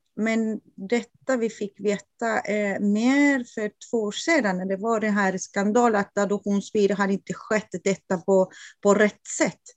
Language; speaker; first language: Swedish; non-native, fluent; Spanish